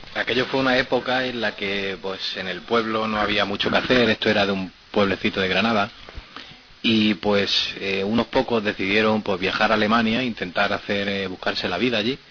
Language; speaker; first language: Spanish; native; Spanish